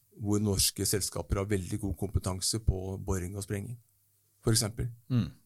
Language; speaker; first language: Norwegian; native; Norwegian